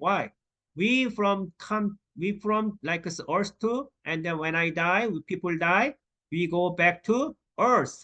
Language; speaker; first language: English; non-native, learner; Korean